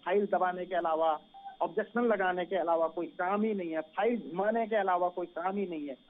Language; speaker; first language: Hindi; native; Hindi